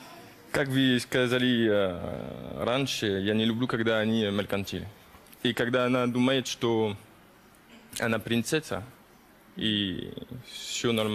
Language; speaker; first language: Russian; early bilingual, heritage; French